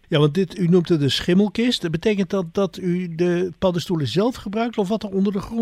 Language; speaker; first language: Dutch; native; Dutch